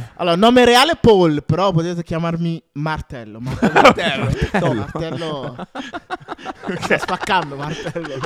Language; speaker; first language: Italian; early bilingual, other home language; Akan